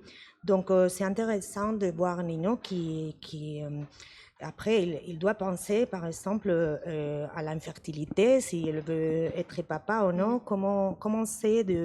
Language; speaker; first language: French; non-native, learner; Spanish